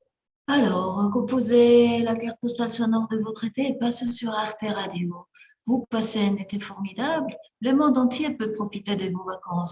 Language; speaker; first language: French; non-native, fluent; Spanish